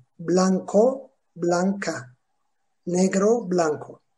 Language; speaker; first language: Spanish; non-native, fluent; Turkish